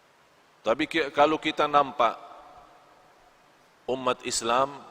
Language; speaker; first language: Indonesian; non-native, fluent; Arabic